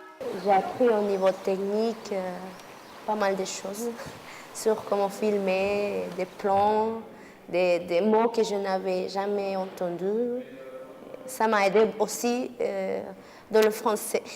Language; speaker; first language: French; non-native, fluent; Spanish